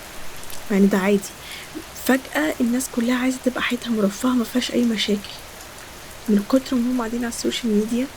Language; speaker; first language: Arabic; native; Arabic